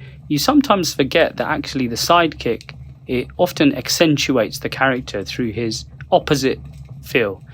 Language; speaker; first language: English; native; English